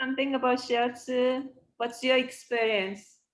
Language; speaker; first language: English; non-native, learner; Japanese